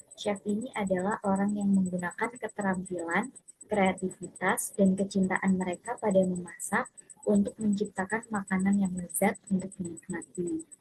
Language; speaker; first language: Indonesian; native; Indonesian